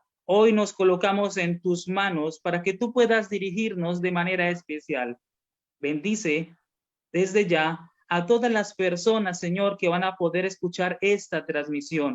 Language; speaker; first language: Spanish; native; Spanish